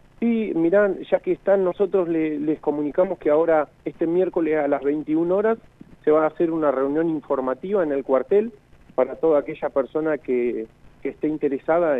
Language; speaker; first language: Spanish; native; Spanish